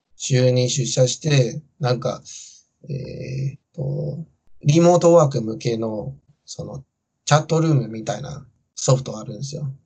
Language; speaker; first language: Japanese; non-native, fluent; Chinese